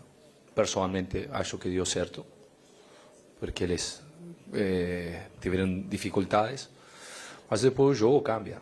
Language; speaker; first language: Portuguese; non-native, fluent; Spanish